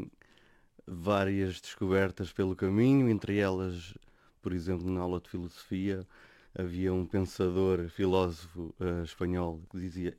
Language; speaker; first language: Portuguese; native; Portuguese